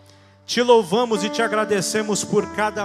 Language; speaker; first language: Portuguese; native; Portuguese